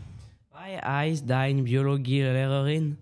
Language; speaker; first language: German; non-native, learner; French